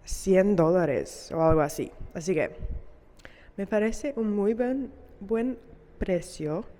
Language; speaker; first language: Spanish; non-native, learner; English